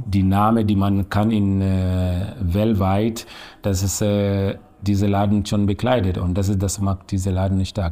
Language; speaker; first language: German; non-native, learner; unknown